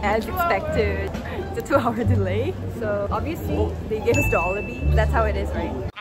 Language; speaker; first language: English; non-native, local second language; Korean